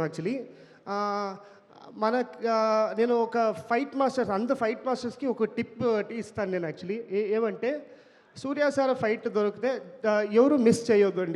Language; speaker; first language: Telugu; non-native, learner; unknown